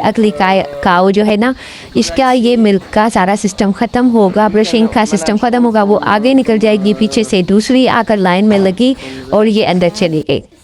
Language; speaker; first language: Urdu; non-native, local second language; Pashto